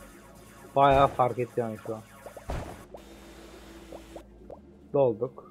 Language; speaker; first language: Turkish; native; Turkish